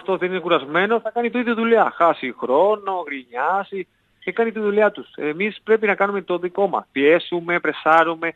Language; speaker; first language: Greek; non-native, learner; Spanish